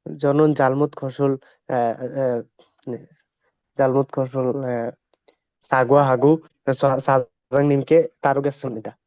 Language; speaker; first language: Korean; non-native, learner; Bangla